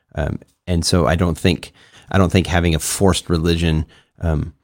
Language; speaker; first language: English; native; English